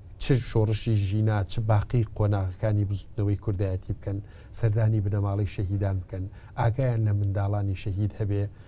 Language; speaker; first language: Central Kurdish; native; Central Kurdish